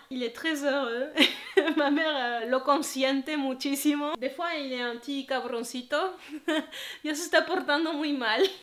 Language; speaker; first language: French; non-native, fluent; Spanish